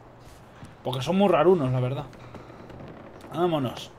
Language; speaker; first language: Spanish; native; Spanish